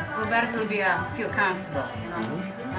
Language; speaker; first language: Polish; early bilingual, heritage; Polish